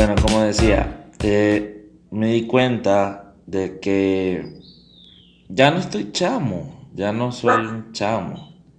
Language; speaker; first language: Spanish; native; Spanish